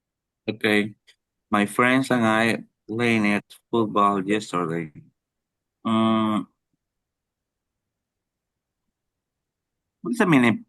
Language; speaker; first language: English; non-native, learner; Spanish